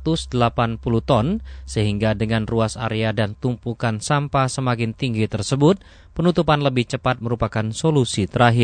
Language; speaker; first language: Indonesian; native; Indonesian